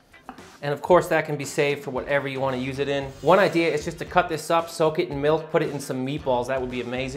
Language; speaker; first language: English; native; English